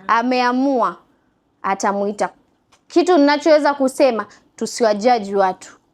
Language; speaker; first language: Swahili; native; Swahili